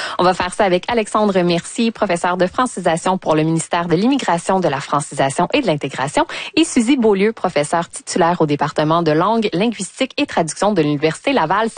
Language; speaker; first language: French; native; French